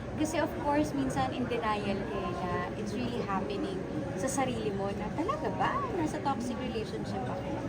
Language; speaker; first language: Filipino; native; Filipino